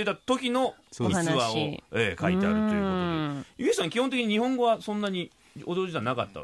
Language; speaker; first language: Japanese; native; Japanese